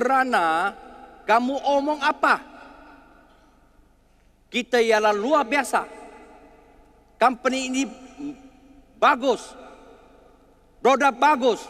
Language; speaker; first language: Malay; non-native, learner; Chinese